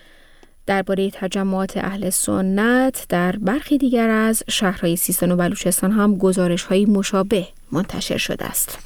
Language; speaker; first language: Persian; native; Persian